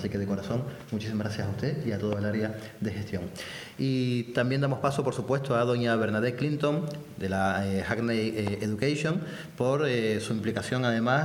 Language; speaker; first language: Spanish; native; Spanish